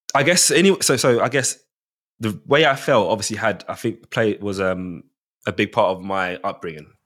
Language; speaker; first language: English; native; English